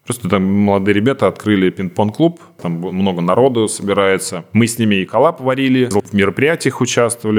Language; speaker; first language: Russian; native; Russian